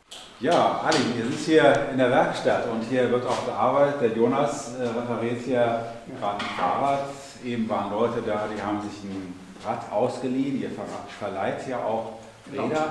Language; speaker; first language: German; native; German